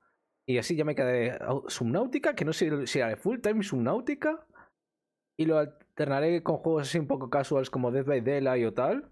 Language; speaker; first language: Spanish; native; Spanish